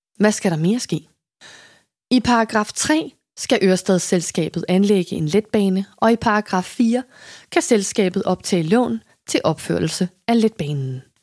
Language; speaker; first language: Danish; native; Danish